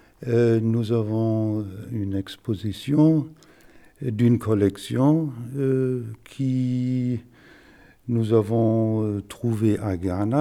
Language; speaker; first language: French; non-native, fluent; German